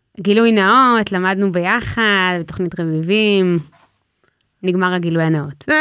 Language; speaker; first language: Hebrew; native; Hebrew